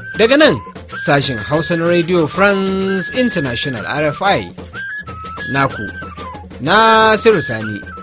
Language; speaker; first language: Hausa; native; Hausa